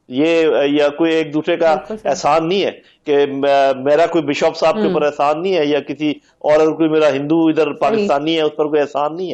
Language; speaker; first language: Urdu; native; Urdu